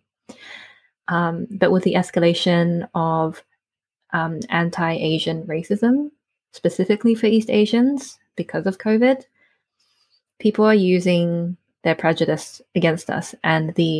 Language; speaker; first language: English; native; English